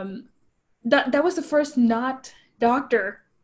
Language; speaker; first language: English; native; English